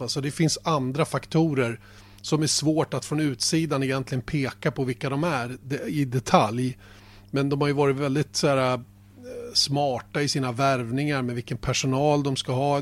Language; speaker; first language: Swedish; native; Swedish